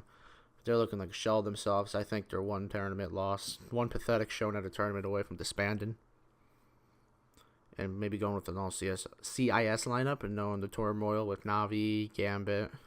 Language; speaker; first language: English; native; English